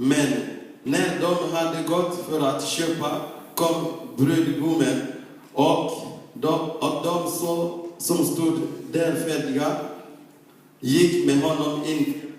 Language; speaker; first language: Swedish; non-native, fluent; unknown